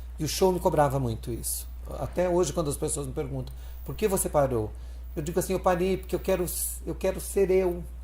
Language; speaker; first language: Portuguese; native; Portuguese